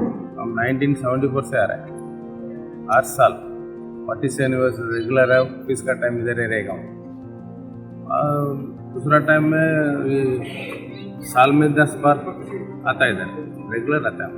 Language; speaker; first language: Hindi; non-native, local second language; Tamil